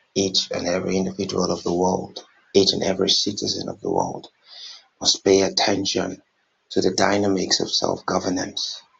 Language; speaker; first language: English; non-native, local second language; Yoruba